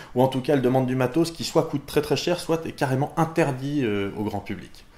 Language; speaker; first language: French; native; French